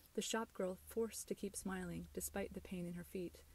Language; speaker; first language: English; native; English